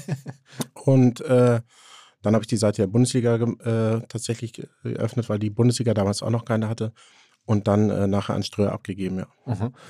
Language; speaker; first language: German; native; German